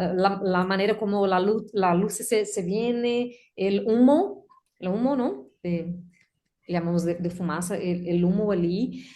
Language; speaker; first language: Spanish; non-native, learner; Portuguese